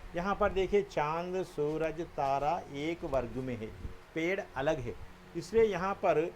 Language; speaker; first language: Hindi; non-native, local second language; Telugu